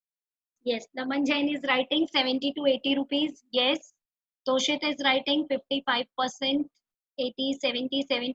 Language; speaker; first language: English; non-native, local second language; Hindi